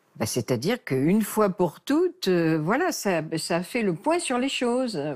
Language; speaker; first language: French; native; French